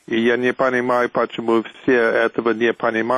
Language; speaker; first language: Russian; non-native, fluent; English